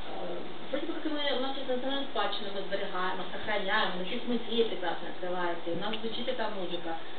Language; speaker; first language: Russian; non-native, local second language; Ukrainian